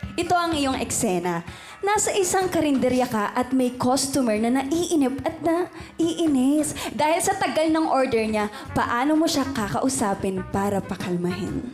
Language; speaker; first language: Filipino; native; Filipino